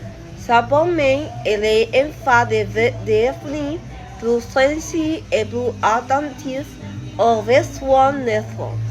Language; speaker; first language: French; non-native, learner; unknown